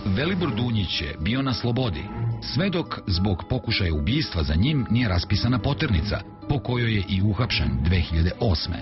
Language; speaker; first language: Serbian; native; Serbian